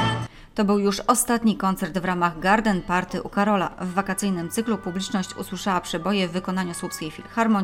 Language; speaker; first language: Polish; native; Polish